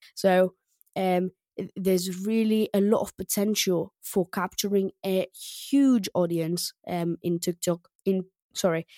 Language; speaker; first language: English; non-native, fluent; Greek